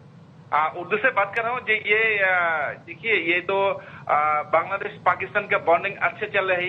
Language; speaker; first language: Hindi; non-native, learner; Bangla